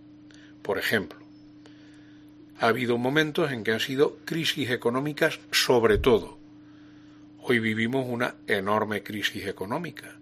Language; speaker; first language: Spanish; native; Spanish